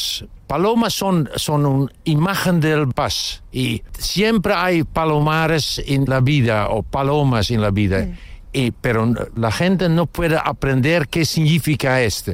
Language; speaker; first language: Spanish; non-native, learner; French